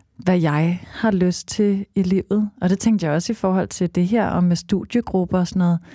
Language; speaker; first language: Danish; native; Danish